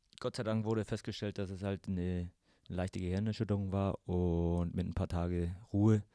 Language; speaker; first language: German; native; German